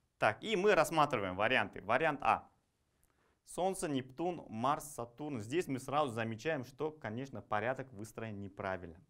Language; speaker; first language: Russian; non-native, local second language; Kazakh